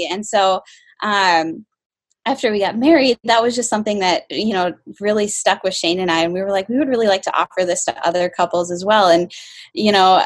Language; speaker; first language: English; native; English